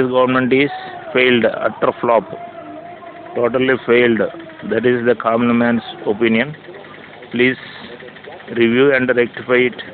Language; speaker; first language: English; non-native, local second language; Telugu